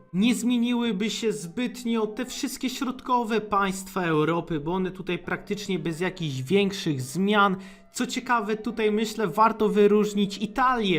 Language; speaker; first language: Polish; native; Polish